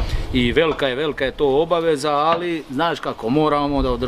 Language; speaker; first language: Bosnian; native; Bosnian